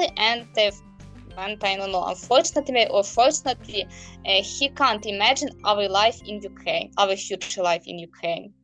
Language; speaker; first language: English; non-native, learner; Ukrainian